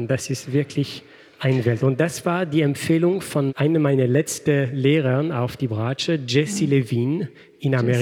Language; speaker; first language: German; non-native, fluent; French